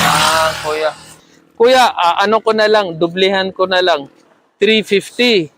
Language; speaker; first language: Filipino; non-native, learner; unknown